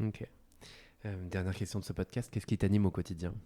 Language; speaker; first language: French; native; French